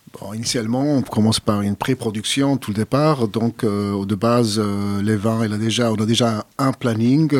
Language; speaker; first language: French; non-native, fluent; Arabic